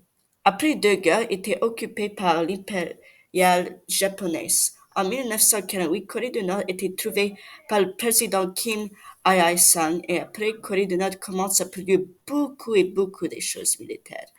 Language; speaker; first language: French; non-native, learner; English